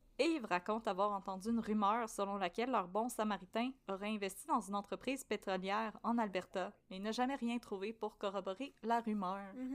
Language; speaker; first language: French; native; French